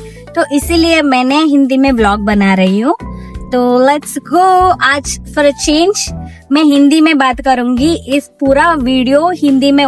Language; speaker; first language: Hindi; non-native, local second language; Kannada